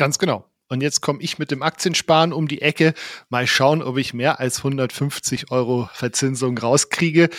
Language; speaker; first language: German; native; German